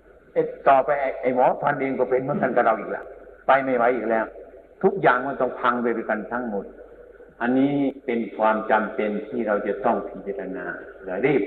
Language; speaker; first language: Thai; native; Thai